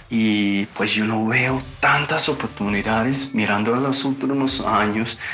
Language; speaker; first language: Spanish; non-native, fluent; English